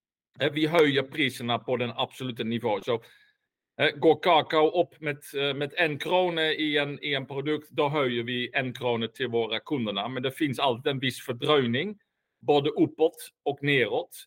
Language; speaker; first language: Swedish; non-native, fluent; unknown